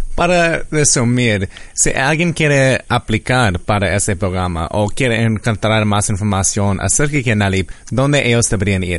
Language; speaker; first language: Spanish; early bilingual, heritage; English